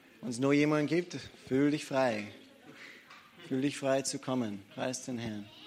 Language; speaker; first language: German; native; German